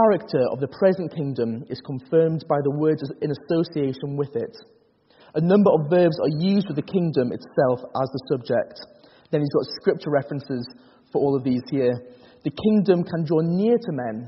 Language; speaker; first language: English; native; English